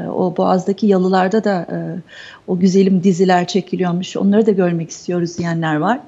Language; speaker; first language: Turkish; native; Turkish